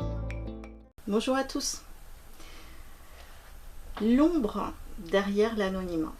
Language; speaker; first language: French; native; French